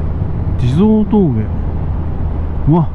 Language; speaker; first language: Japanese; native; Japanese